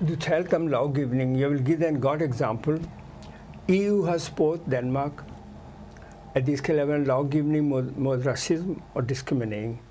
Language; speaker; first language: Danish; non-native, fluent; Urdu